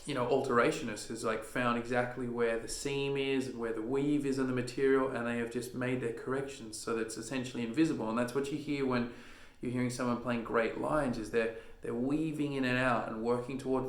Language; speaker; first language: English; native; English